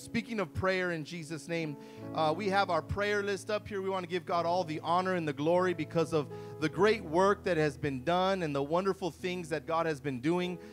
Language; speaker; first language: English; early bilingual, other home language; Spanish